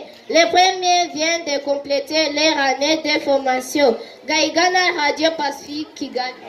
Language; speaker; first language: French; non-native, learner; Kinyarwanda